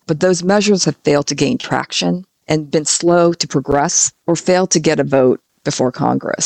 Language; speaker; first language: English; native; English